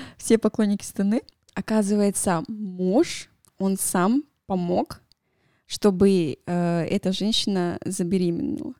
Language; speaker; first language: Russian; non-native, fluent; Spanish